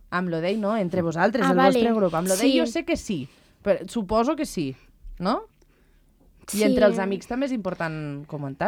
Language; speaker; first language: Catalan; native; Catalan